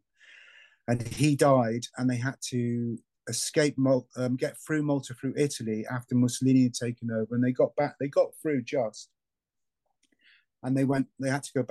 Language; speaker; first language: English; native; English